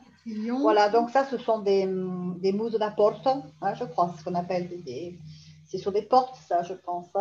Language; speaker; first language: French; native; French